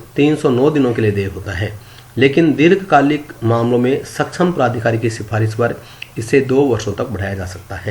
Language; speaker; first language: Hindi; native; Hindi